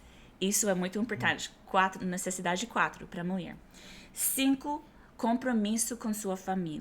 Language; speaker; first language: Portuguese; non-native, fluent; English